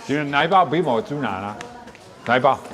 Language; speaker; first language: Chinese; non-native, fluent; Dutch